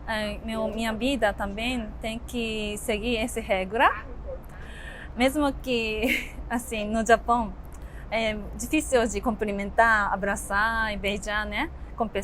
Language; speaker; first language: Portuguese; non-native, learner; Japanese